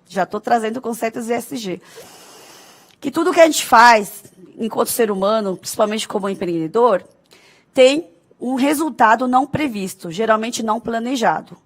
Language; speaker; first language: Portuguese; early bilingual, other home language; Korean